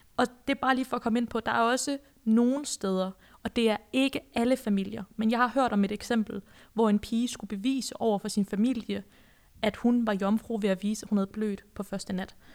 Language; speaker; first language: Danish; early bilingual, other home language; Persian